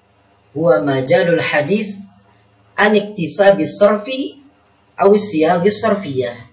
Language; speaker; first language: Arabic; non-native, fluent; Indonesian